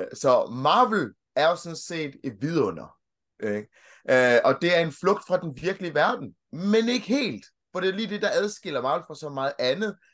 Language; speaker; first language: Danish; early bilingual, other home language; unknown